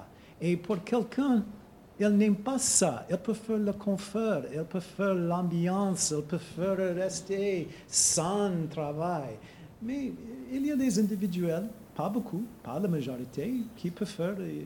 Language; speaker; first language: French; non-native, fluent; English